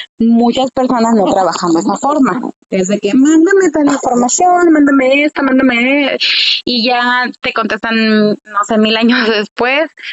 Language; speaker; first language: Spanish; early bilingual, heritage; Spanish